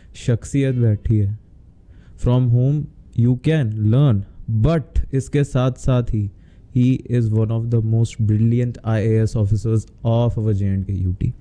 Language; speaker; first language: Hindi; native; Hindi